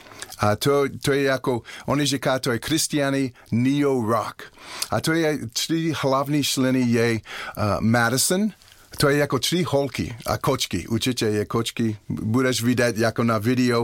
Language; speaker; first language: Czech; non-native, learner; English